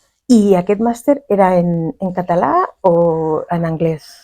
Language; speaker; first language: Catalan; non-native, fluent; Spanish